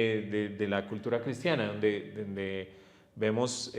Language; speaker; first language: Spanish; native; Spanish